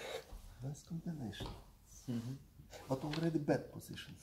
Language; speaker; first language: English; non-native, learner; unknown